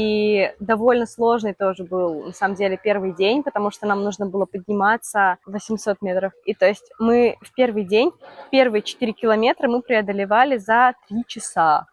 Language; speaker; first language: Russian; native; Russian